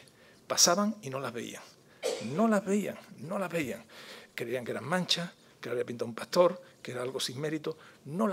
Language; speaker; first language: Spanish; native; Spanish